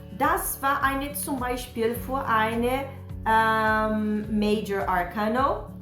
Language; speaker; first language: German; non-native, learner; Portuguese